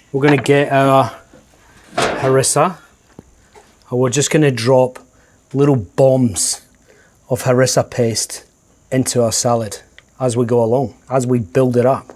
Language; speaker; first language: English; native; English